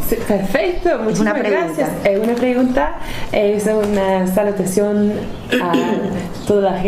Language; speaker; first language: Spanish; non-native, learner; English